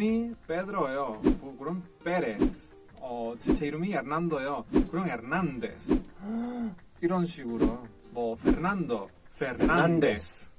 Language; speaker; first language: Korean; non-native, fluent; Spanish